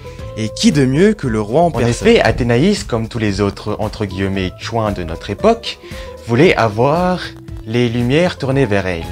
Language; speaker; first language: French; native; French